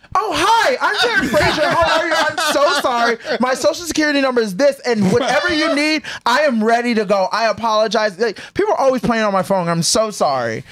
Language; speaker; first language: English; native; English